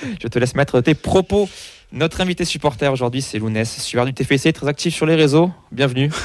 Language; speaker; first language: French; native; French